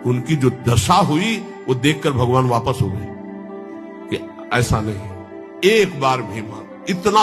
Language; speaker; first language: Hindi; native; Hindi